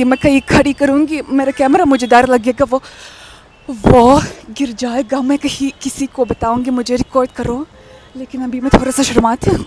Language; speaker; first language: Hindi; non-native, learner; Russian